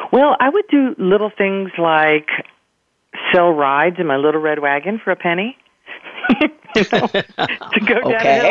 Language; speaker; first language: English; early bilingual, other home language; Spanish